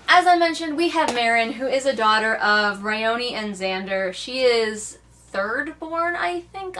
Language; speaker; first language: English; native; English